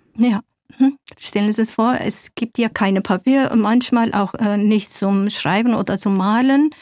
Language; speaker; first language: German; non-native, fluent; Zaza